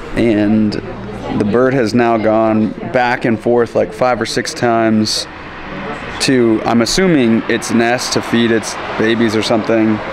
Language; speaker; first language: English; native; English